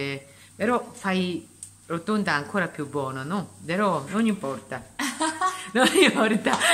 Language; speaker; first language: Italian; non-native, learner; Korean